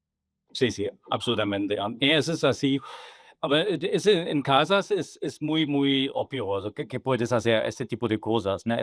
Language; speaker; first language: Spanish; non-native, fluent; German